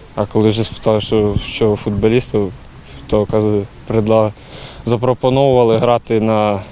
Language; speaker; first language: Ukrainian; native; Ukrainian